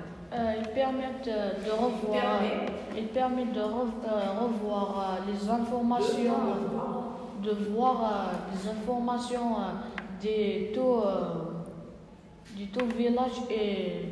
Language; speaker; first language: French; non-native, learner; Arabic